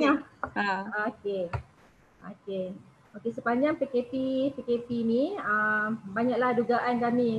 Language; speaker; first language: Malay; native; Malay